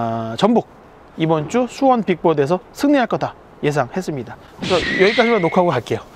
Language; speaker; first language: Korean; native; Korean